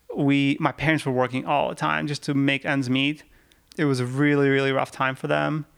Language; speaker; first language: English; early bilingual, other home language; Russian